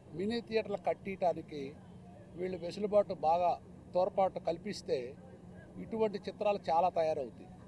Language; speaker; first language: Telugu; native; Telugu